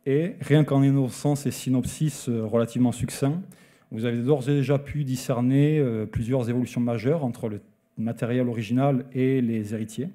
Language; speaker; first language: French; native; French